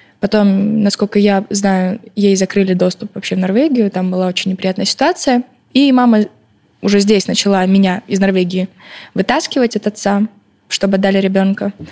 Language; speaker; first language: Russian; early bilingual, other home language; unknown